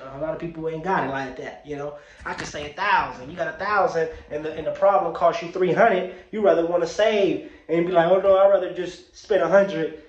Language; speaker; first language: English; early bilingual, other home language; Spanish